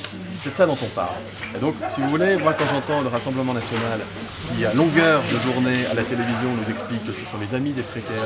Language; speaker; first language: French; native; French